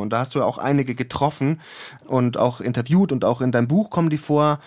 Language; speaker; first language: German; native; German